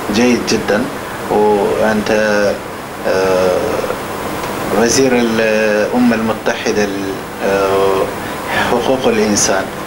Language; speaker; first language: Arabic; non-native, learner; Turkish